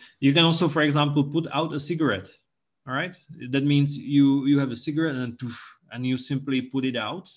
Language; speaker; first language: English; non-native, local second language; Czech